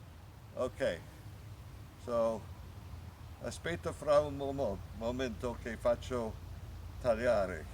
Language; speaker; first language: Italian; early bilingual, heritage; English